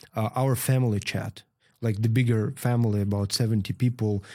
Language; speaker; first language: English; non-native, fluent; Ukrainian